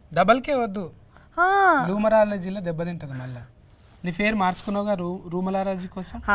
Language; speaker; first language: Telugu; native; Telugu